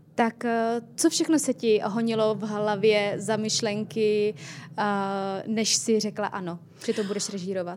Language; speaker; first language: Czech; native; Czech